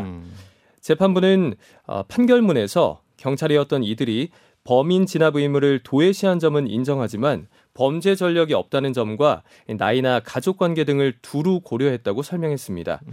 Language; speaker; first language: Korean; native; Korean